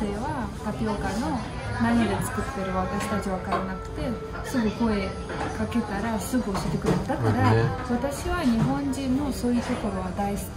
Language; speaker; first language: Japanese; non-native, fluent; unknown